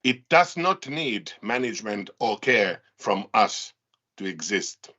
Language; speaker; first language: English; non-native, fluent; Finnish